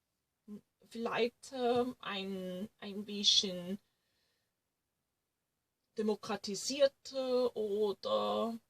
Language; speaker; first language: German; non-native, learner; Korean